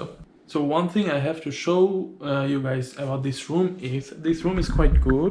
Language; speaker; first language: English; non-native, learner; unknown